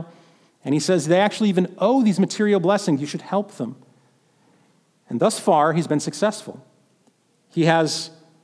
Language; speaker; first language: English; native; English